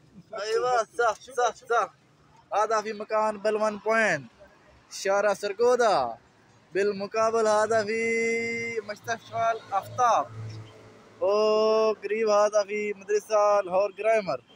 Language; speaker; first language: Arabic; non-native, learner; Punjabi